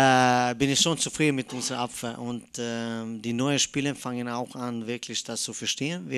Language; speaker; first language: German; non-native, fluent; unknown